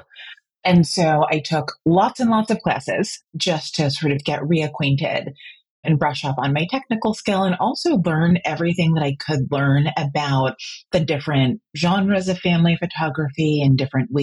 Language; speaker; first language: English; native; English